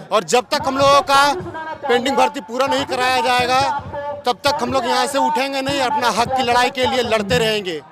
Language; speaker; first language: Hindi; native; Hindi